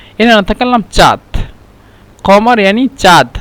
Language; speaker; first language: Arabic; non-native, fluent; Bangla